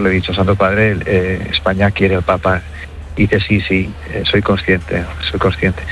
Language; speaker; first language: Spanish; native; Spanish